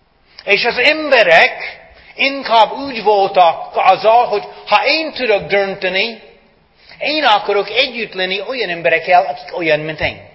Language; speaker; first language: Hungarian; non-native, fluent; English